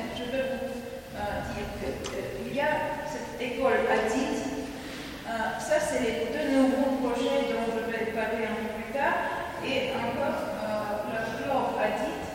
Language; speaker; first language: French; non-native, fluent; Russian